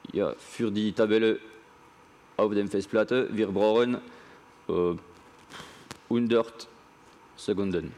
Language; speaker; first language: German; non-native, learner; French